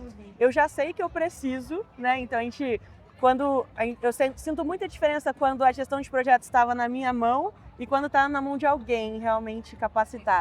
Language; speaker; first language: Portuguese; native; Portuguese